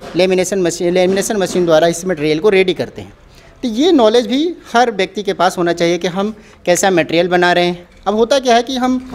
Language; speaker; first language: Hindi; native; Hindi